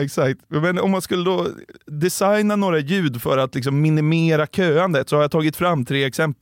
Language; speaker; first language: Swedish; native; Swedish